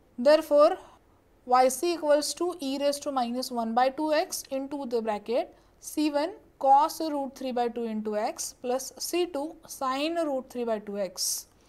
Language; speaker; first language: English; non-native, local second language; Marathi